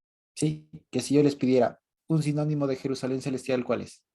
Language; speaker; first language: Spanish; native; Spanish